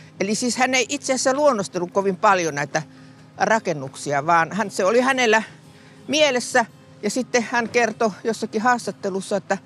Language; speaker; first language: Finnish; native; Finnish